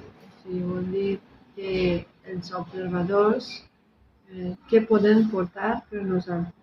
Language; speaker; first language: Catalan; non-native, local second language; Spanish